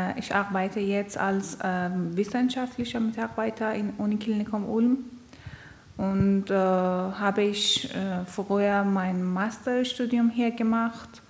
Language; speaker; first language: German; non-native, learner; Persian